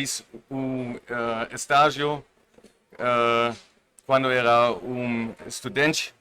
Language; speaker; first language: Portuguese; non-native, learner; German